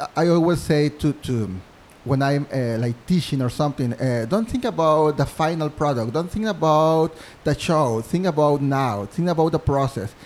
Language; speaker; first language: English; non-native, fluent; Spanish